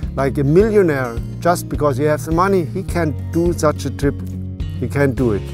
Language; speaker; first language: English; non-native, fluent; German